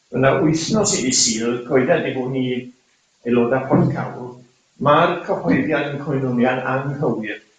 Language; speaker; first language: Welsh; native; Welsh